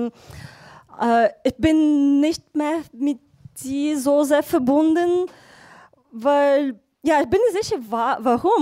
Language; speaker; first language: German; non-native, fluent; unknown